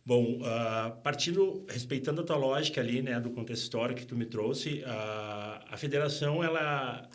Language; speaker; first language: Portuguese; native; Portuguese